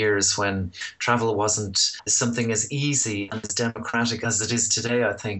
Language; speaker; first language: English; native; English